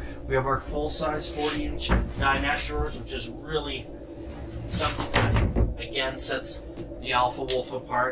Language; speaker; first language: English; native; English